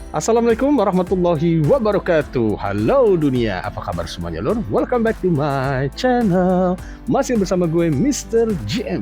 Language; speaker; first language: Indonesian; native; Indonesian